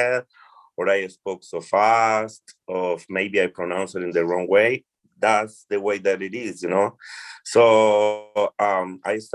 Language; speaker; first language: English; non-native, fluent; Spanish